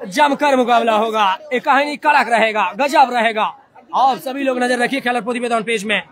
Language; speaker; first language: Hindi; non-native, local second language; Bangla